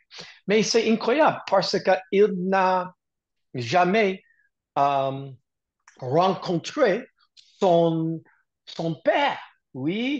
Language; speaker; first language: French; non-native, learner; English